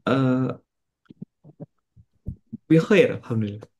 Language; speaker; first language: Arabic; non-native, learner; Indonesian